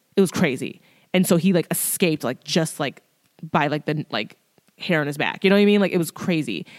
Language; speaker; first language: English; early bilingual, other home language; Thai